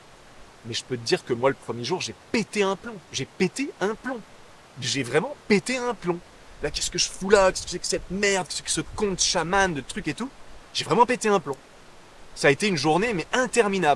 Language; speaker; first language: French; native; French